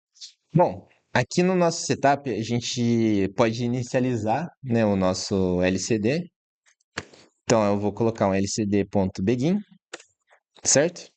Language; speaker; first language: Portuguese; native; Portuguese